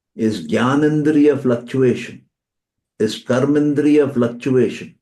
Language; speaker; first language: English; non-native, local second language; Hindi